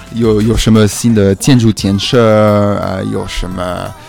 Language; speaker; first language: Chinese; non-native, fluent; French